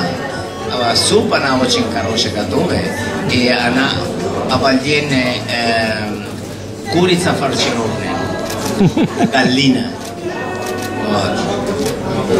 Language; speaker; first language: Russian; non-native, learner; Italian